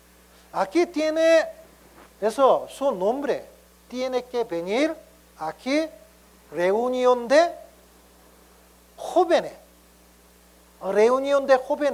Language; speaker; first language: Spanish; non-native, learner; Korean